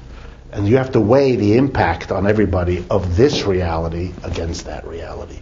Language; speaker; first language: English; native; English